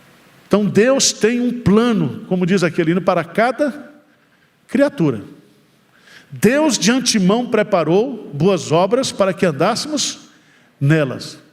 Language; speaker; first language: Portuguese; native; Portuguese